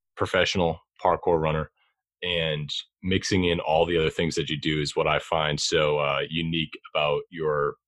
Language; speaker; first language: English; native; English